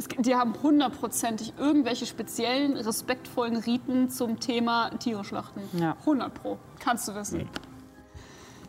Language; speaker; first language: German; native; German